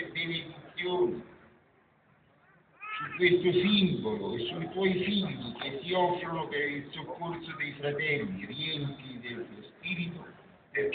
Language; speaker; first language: Italian; native; Italian